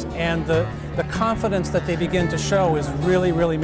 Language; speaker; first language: English; native; English